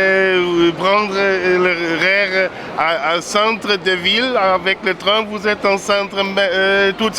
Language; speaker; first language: French; non-native, learner; German